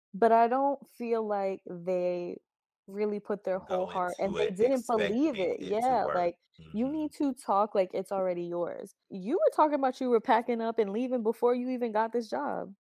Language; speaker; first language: English; native; English